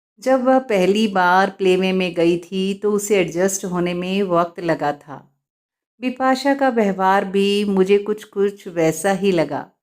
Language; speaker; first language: Hindi; native; Hindi